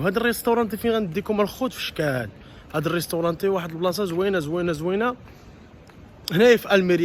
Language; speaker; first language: Arabic; native; Arabic